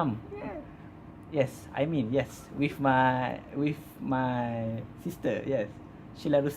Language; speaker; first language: English; non-native, learner; Malay